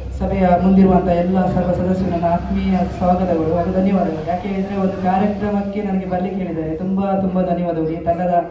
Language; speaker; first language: Kannada; non-native, local second language; Tulu